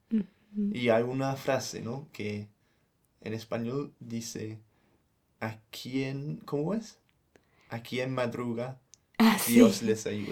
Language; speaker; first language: Spanish; non-native, fluent; English